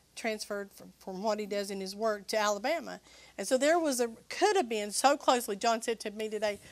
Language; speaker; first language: English; native; English